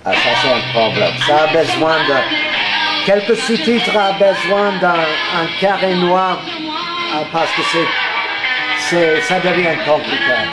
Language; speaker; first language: French; non-native, fluent; English